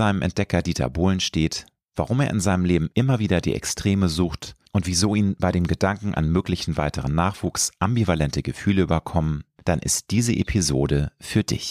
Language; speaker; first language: German; native; German